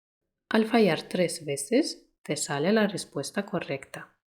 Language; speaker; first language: Spanish; non-native, fluent; Russian